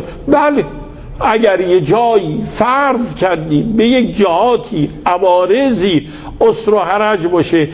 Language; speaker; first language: Persian; native; Persian